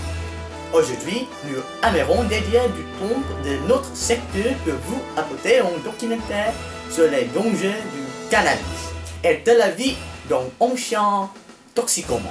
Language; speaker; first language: French; non-native, learner; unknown